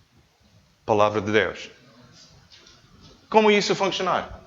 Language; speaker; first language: Portuguese; non-native, learner; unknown